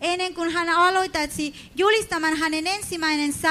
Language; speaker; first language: Finnish; non-native, fluent; Spanish